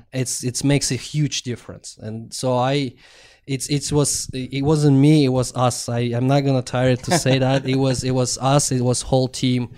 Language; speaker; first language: English; non-native, fluent; Russian